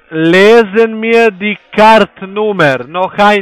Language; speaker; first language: German; non-native, learner; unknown